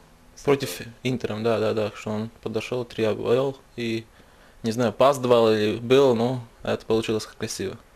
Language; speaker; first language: Russian; non-native, fluent; Latvian